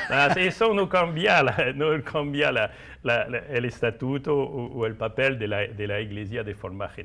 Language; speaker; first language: Spanish; non-native, fluent; French